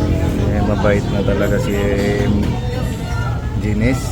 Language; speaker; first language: Filipino; non-native, local second language; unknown